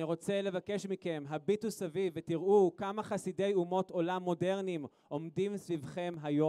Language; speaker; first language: Hebrew; native; Hebrew